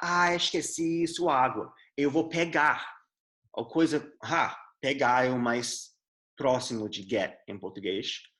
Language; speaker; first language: Portuguese; non-native, fluent; English